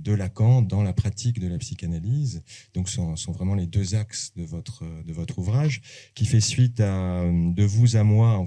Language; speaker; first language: French; native; French